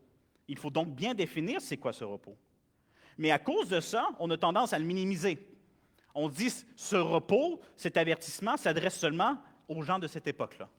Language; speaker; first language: French; native; French